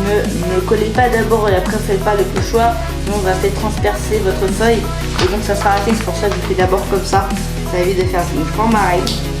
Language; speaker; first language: French; native; French